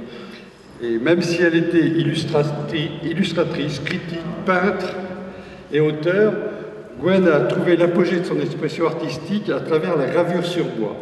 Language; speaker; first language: French; native; French